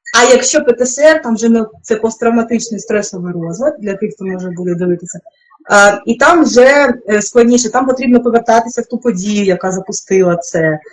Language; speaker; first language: Ukrainian; non-native, local second language; Russian